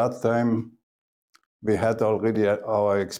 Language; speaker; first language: English; non-native, fluent; German